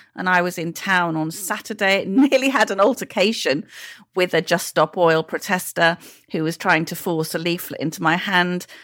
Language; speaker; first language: English; native; English